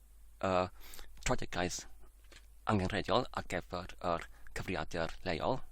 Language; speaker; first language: Welsh; non-native, learner; English